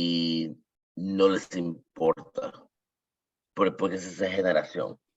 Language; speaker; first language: Spanish; early bilingual, heritage; Spanish